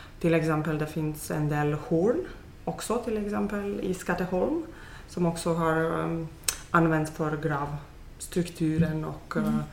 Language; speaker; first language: Swedish; non-native, fluent; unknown